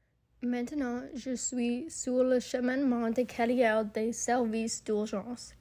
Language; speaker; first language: French; non-native, local second language; English